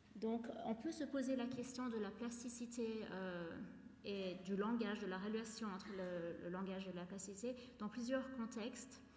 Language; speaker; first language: French; non-native, fluent; English